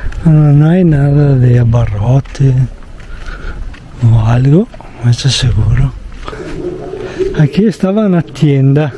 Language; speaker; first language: Spanish; non-native, fluent; Italian